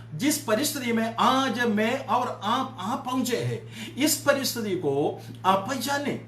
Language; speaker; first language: Hindi; non-native, local second language; Malayalam